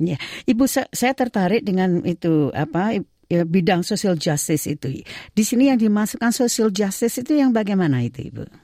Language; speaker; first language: Indonesian; native; Indonesian